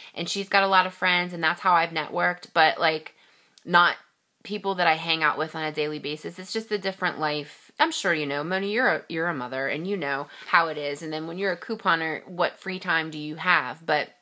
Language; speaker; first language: English; native; English